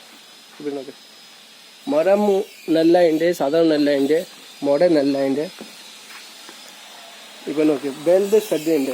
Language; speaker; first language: Malayalam; non-native, learner; Hindi